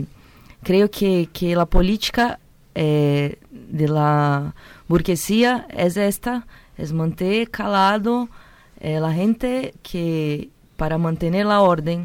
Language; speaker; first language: Spanish; non-native, learner; Portuguese